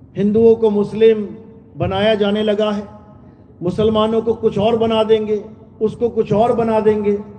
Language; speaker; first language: Hindi; native; Hindi